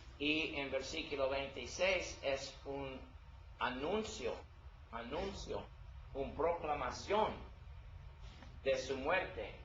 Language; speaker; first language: Spanish; non-native, learner; English